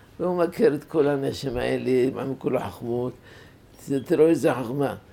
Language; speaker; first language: Hebrew; non-native, fluent; Arabic